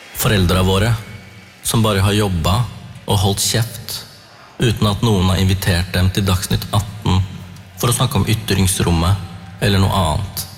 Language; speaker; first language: Norwegian; early bilingual, other home language; Tamil